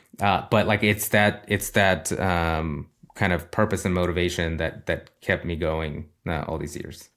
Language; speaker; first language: English; early bilingual, other home language; Russian